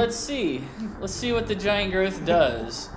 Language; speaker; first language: English; native; English